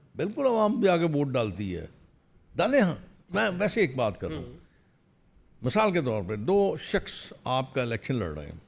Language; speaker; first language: Urdu; non-native, local second language; Punjabi